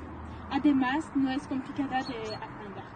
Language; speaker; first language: Spanish; non-native, learner; French